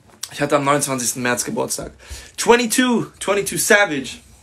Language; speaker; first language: German; non-native, learner; English